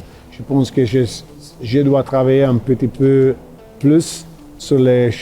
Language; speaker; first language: French; non-native, fluent; Italian